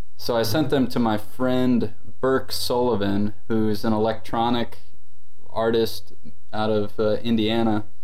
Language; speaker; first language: English; native; English